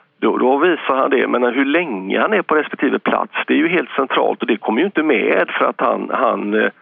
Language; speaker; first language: Swedish; native; Swedish